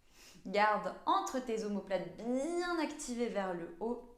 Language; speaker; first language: French; native; French